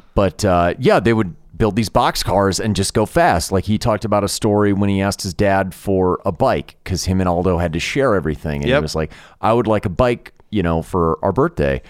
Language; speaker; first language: English; early bilingual, other home language; Italian